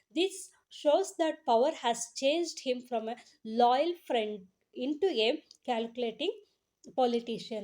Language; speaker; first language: English; non-native, local second language; Kannada